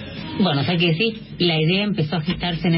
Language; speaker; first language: Spanish; native; Spanish